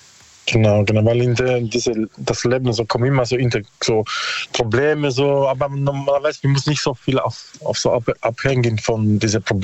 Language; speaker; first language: German; non-native, learner; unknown